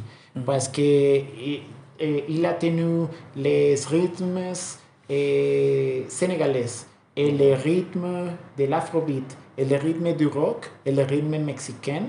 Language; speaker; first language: French; non-native, learner; Spanish